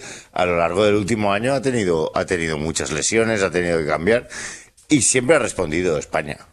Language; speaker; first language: Spanish; native; Spanish